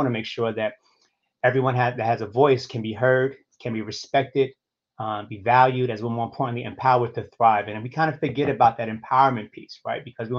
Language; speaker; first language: English; native; English